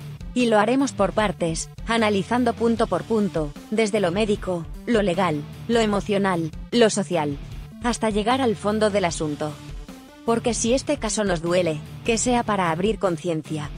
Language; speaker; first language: Spanish; native; Spanish